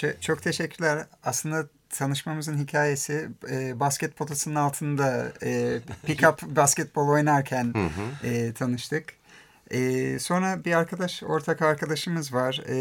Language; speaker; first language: Turkish; early bilingual, heritage; Turkish